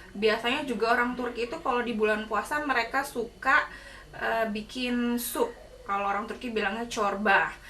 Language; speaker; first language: Indonesian; native; Indonesian